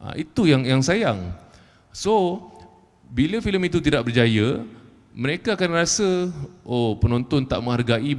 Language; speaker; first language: Malay; native; Malay